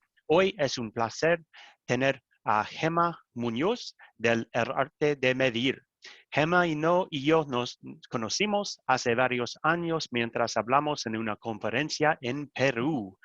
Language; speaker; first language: Spanish; non-native, learner; English